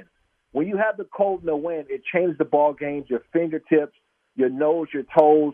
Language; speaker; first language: English; native; English